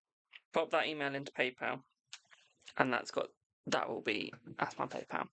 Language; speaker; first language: English; native; English